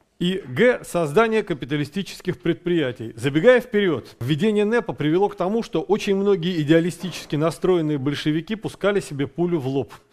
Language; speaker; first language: Russian; native; Russian